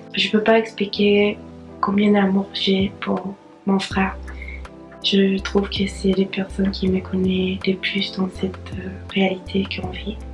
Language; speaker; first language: French; non-native, fluent; English